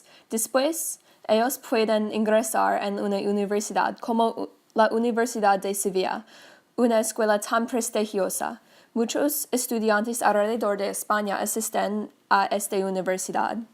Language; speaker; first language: Spanish; non-native, learner; English